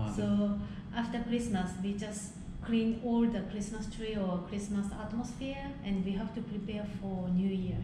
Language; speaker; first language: English; non-native, fluent; Japanese